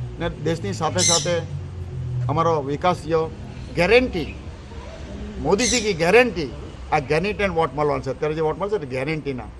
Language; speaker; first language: Gujarati; native; Gujarati